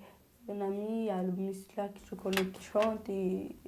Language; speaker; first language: French; non-native, learner; Romanian